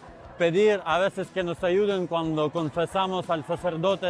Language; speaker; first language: Spanish; non-native, fluent; Ukrainian